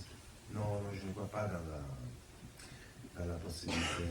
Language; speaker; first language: French; non-native, fluent; Italian